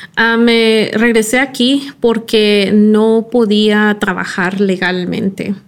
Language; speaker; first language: Spanish; early bilingual, heritage; Spanish